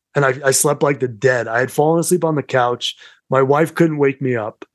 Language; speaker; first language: English; native; English